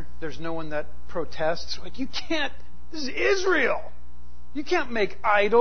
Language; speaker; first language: English; native; English